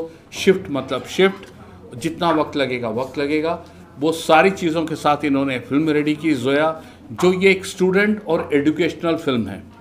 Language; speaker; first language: Hindi; native; Hindi